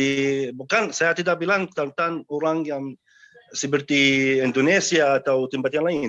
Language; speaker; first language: Indonesian; non-native, fluent; Arabic